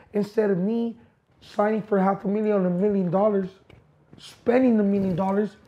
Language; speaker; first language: English; native; English